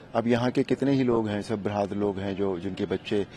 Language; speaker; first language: Hindi; native; Hindi